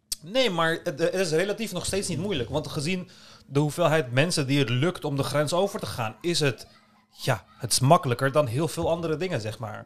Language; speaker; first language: Dutch; early bilingual, other home language; Turkish